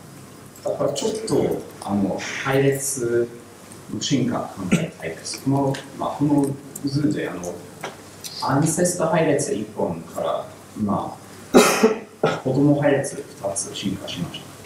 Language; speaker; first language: Japanese; non-native, learner; English